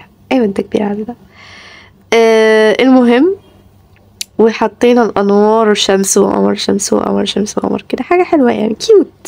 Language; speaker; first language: Arabic; native; Arabic